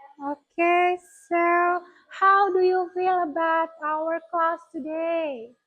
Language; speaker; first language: English; non-native, fluent; Indonesian